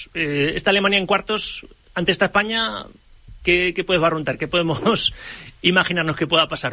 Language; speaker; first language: Spanish; native; Spanish